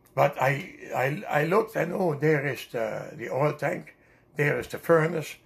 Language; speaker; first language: English; non-native, fluent; Dutch